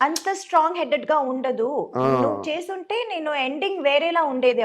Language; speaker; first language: Telugu; non-native, local second language; Tamil